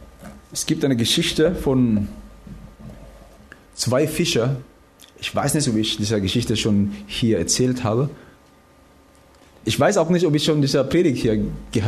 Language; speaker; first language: German; non-native, fluent; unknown